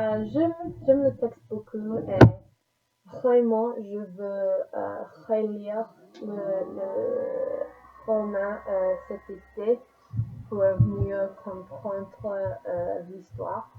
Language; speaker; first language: French; non-native, learner; English